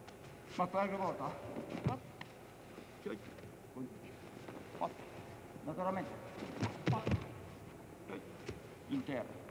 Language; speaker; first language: Italian; non-native, learner; Japanese